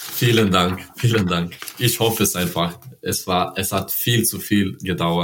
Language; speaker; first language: German; non-native, learner; Serbian